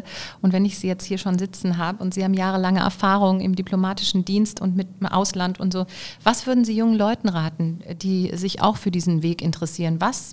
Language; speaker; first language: German; native; German